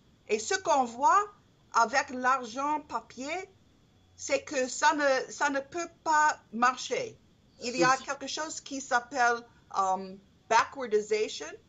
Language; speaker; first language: French; non-native, learner; English